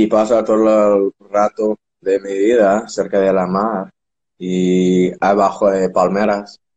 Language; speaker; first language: Spanish; non-native, learner; English